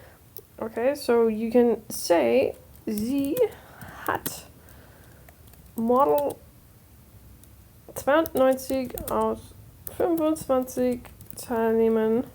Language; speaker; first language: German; non-native, fluent; English